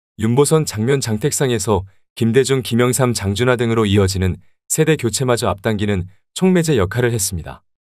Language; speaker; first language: Korean; native; Korean